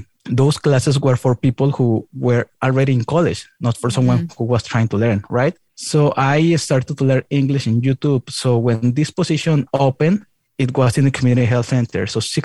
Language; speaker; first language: English; non-native, fluent; Spanish